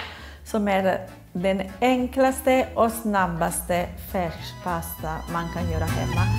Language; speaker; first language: Swedish; non-native, fluent; Italian